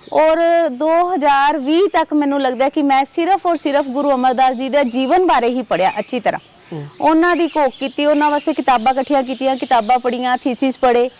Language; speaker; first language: Punjabi; non-native, local second language; Hindi